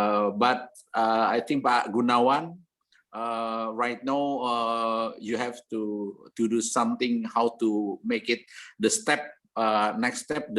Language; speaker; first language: English; non-native, learner; Indonesian